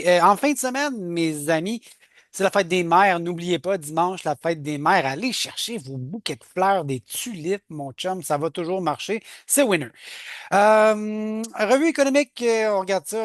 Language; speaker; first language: French; native; French